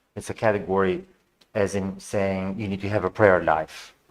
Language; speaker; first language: English; non-native, fluent; Albanian